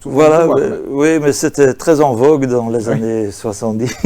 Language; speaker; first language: French; non-native, local second language; Dutch